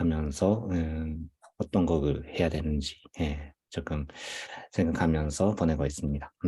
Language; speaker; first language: Korean; non-native, fluent; Japanese